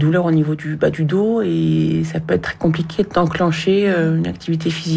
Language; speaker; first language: French; native; French